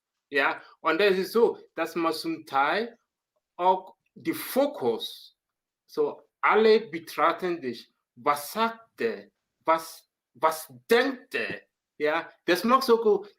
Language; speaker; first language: German; non-native, learner; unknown